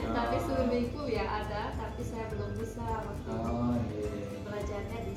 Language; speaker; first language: Indonesian; non-native, fluent; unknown